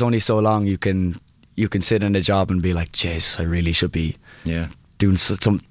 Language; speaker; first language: English; native; English